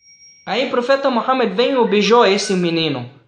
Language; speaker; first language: Portuguese; non-native, fluent; Arabic